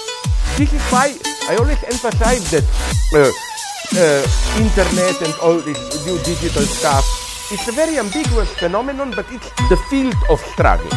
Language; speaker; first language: English; non-native, fluent; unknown